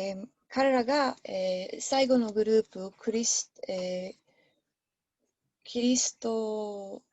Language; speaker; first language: Japanese; non-native, learner; English